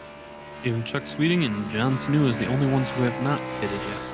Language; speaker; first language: English; native; English